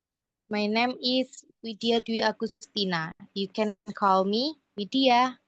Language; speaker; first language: English; non-native, learner; Indonesian